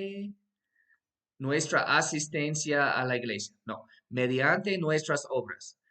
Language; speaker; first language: Spanish; non-native, fluent; English